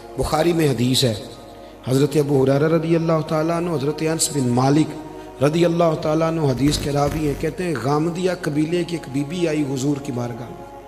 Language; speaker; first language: Urdu; non-native, local second language; Punjabi